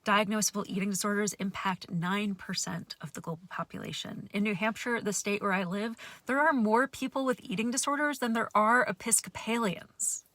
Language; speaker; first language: English; native; English